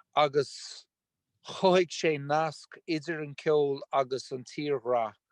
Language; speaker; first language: Irish; non-native, local second language; English